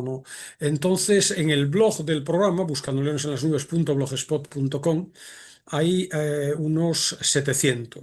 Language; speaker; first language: Spanish; native; Spanish